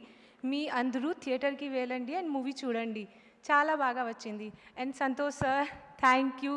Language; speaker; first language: Telugu; non-native, learner; Hindi